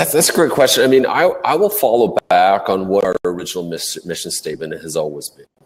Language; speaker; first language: English; native; English